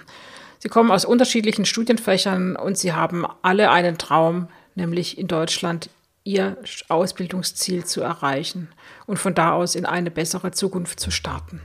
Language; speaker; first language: German; native; German